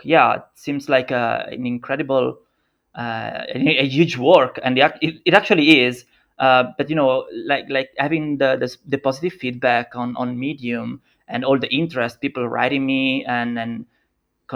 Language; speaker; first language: English; non-native, fluent; Italian